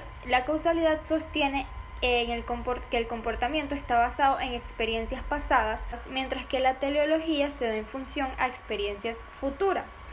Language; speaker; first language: Spanish; native; Spanish